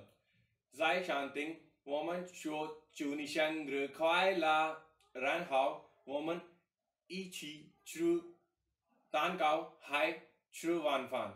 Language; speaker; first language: Chinese; non-native, learner; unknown